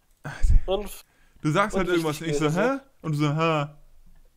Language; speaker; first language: German; native; German